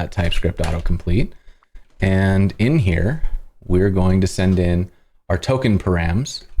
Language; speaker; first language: English; native; English